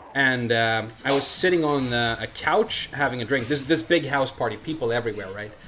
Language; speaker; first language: English; native; English